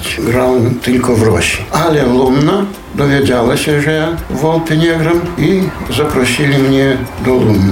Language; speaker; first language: Polish; non-native, local second language; Belarusian